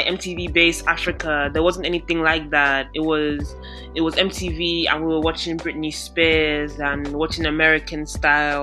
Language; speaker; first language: English; non-native, local second language; Yoruba